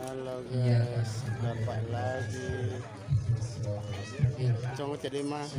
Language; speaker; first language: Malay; non-native, local second language; Buginese